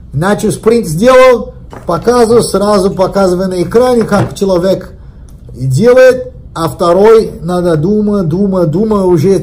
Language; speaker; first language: Russian; non-native, learner; Portuguese